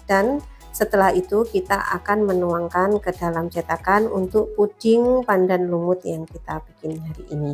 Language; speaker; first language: Indonesian; native; Indonesian